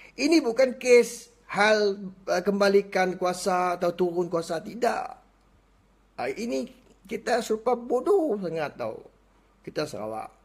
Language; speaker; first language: Malay; non-native, local second language; Iban